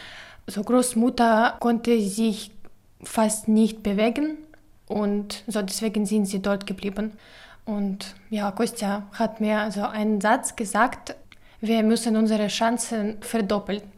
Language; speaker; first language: German; non-native, learner; Ukrainian